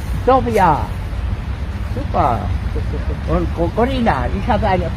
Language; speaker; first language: German; non-native, learner; Bangla